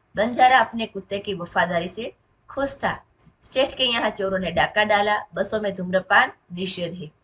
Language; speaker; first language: Hindi; non-native, local second language; Gujarati